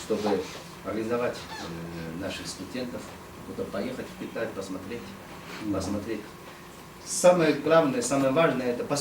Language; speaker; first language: Russian; non-native, fluent; Chinese